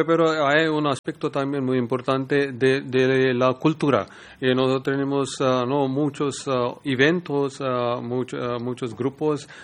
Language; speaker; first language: Spanish; non-native, learner; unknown